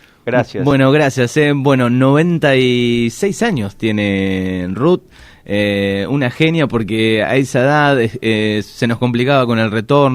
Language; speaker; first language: Spanish; native; Spanish